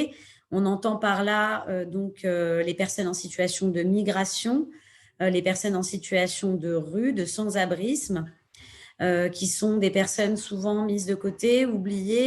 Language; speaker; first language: French; native; French